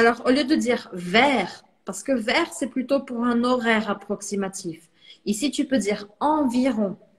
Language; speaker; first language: French; non-native, fluent; Portuguese